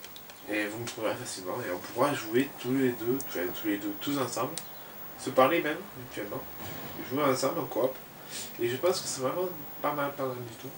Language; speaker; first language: French; native; French